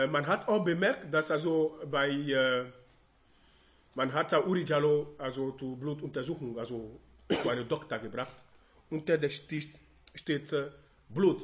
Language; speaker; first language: German; non-native, learner; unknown